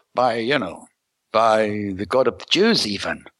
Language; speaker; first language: English; native; English